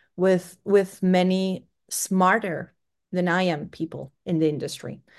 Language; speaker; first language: English; non-native, fluent; Greek